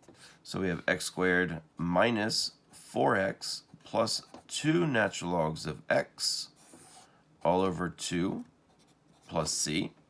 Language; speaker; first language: English; native; English